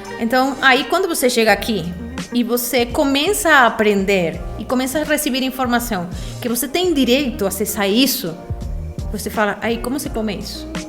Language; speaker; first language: Portuguese; non-native, fluent; Spanish